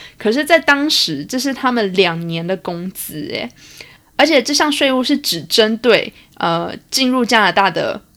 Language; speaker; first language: Chinese; early bilingual, heritage; Chinese